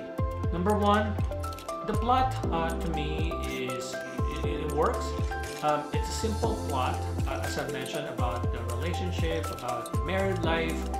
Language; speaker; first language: English; non-native, local second language; Filipino